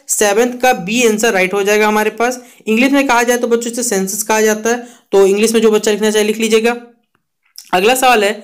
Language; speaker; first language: Hindi; native; Hindi